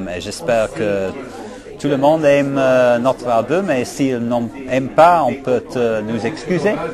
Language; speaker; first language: French; non-native, learner; English